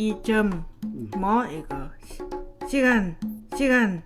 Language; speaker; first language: Korean; non-native, learner; Lao